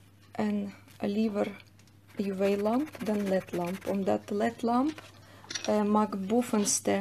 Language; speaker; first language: Dutch; non-native, fluent; Russian